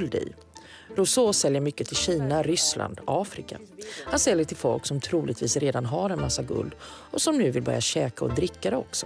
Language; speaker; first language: Swedish; native; Swedish